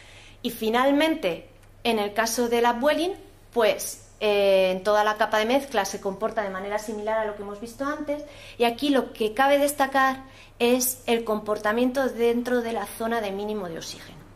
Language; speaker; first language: Spanish; native; Spanish